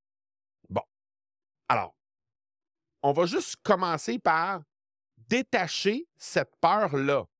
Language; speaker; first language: French; native; French